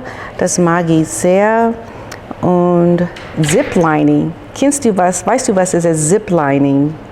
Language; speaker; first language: German; non-native, learner; English